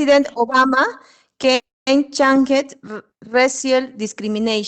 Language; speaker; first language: English; non-native, learner; Spanish